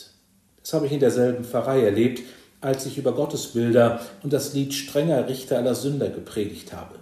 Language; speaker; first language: German; native; German